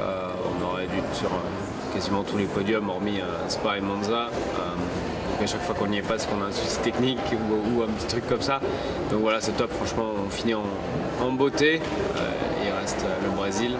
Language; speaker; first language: French; native; French